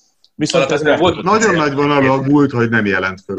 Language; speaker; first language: Hungarian; native; Hungarian